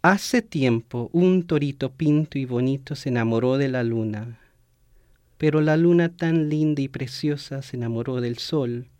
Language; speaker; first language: Spanish; early bilingual, heritage; Spanish